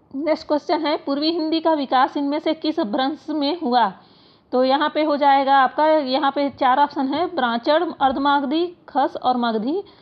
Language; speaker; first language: Hindi; native; Hindi